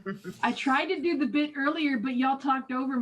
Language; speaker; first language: English; native; English